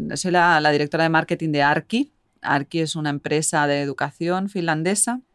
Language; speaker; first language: Spanish; native; Spanish